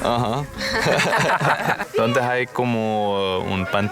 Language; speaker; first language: Spanish; non-native, learner; Danish